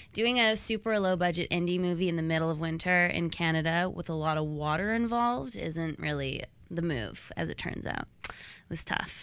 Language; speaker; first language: English; native; English